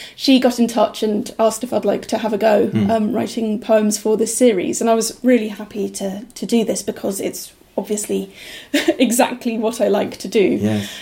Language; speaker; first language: English; native; English